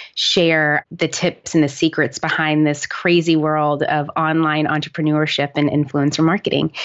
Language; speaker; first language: English; native; English